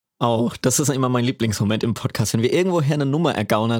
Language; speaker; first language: German; native; German